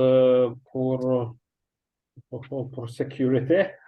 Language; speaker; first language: French; non-native, learner; Russian